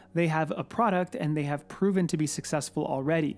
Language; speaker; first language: English; native; English